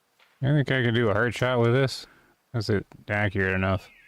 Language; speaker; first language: English; native; English